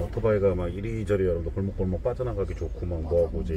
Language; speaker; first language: Korean; native; Korean